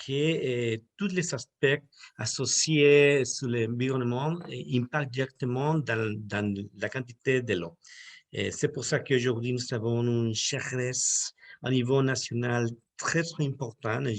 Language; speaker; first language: French; non-native, learner; Spanish